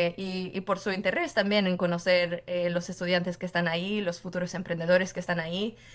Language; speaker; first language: Spanish; non-native, fluent; Portuguese